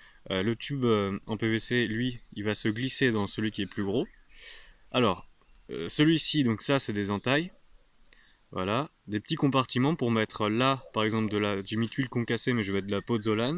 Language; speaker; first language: French; native; French